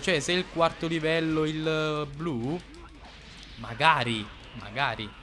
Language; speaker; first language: Italian; native; Italian